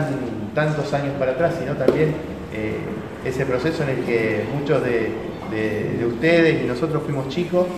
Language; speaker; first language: Spanish; native; Spanish